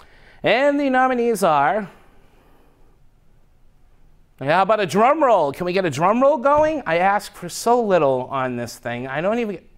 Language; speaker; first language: English; native; English